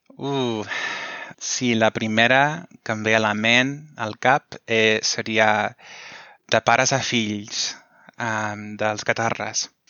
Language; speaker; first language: Catalan; non-native, fluent; English